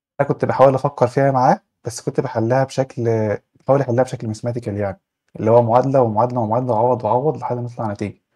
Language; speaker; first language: Arabic; native; Arabic